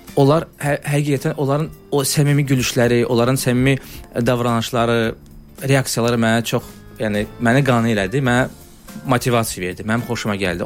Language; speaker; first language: Azerbaijani; early bilingual, heritage; Azerbaijani